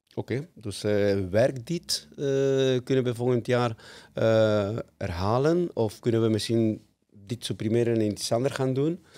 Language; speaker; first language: Dutch; non-native, fluent; Spanish